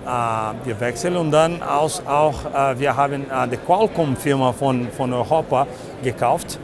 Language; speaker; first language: German; non-native, learner; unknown